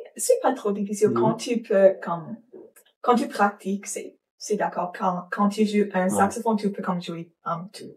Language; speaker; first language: French; non-native, learner; English